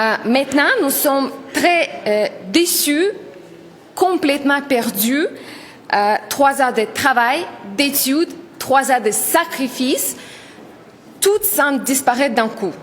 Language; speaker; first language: French; non-native, learner; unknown